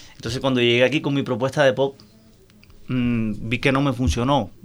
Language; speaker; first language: Spanish; native; Spanish